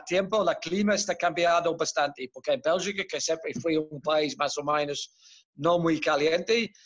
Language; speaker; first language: Spanish; non-native, fluent; Dutch